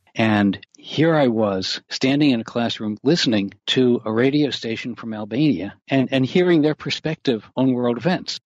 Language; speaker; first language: English; native; English